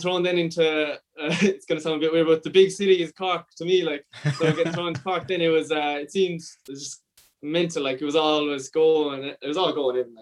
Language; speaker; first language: English; native; English